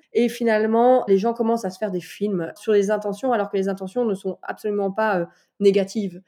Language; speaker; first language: French; native; French